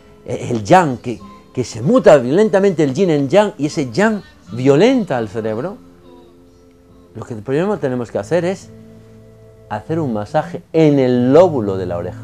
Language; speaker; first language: Spanish; native; Spanish